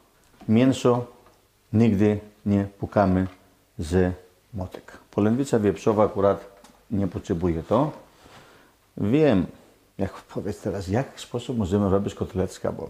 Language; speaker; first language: Polish; non-native, fluent; Greek